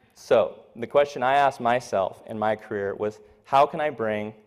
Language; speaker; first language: English; native; English